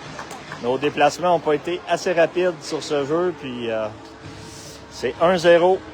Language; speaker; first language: French; native; French